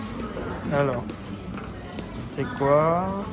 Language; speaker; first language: French; non-native, fluent; Japanese